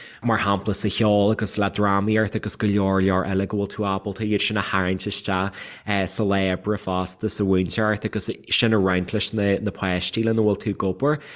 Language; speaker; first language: Irish; non-native, fluent; English